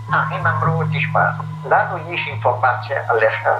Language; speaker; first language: Hebrew; non-native, fluent; Polish